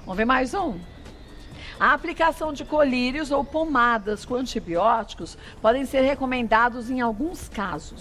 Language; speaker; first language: Portuguese; native; Portuguese